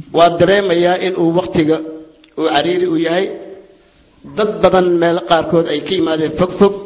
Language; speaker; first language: Somali; non-native, local second language; Maay